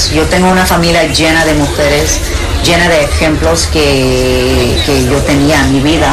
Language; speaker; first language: Spanish; early bilingual, heritage; English